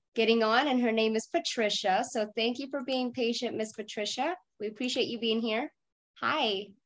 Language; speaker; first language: English; non-native, fluent; Russian